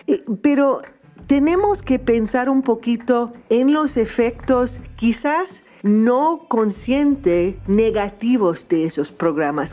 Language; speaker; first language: Spanish; non-native, fluent; English